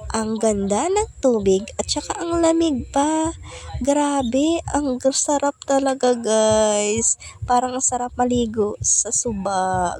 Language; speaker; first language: Filipino; non-native, local second language; Hiligaynon